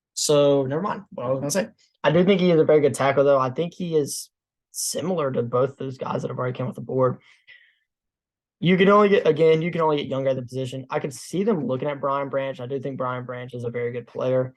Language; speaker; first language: English; native; English